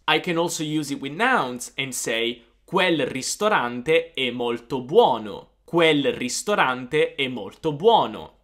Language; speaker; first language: Italian; native; Italian